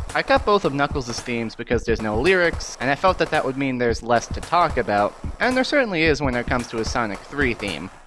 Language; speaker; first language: English; native; English